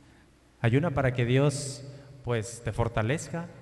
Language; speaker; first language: Spanish; native; Spanish